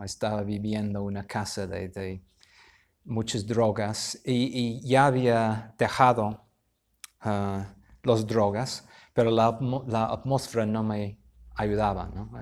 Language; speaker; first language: Spanish; non-native, fluent; English